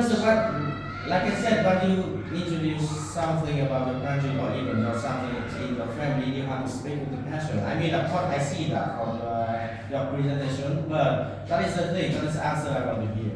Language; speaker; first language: English; non-native, learner; Vietnamese